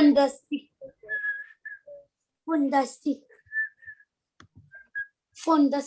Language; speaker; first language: French; non-native, learner; Arabic